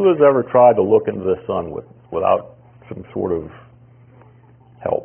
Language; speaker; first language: English; native; English